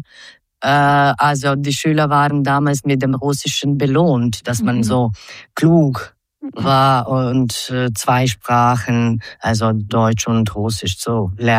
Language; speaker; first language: German; non-native, fluent; Croatian